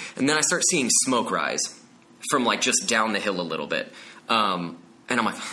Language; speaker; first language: English; native; English